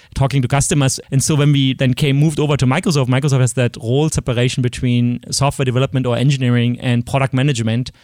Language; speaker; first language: English; non-native, fluent; German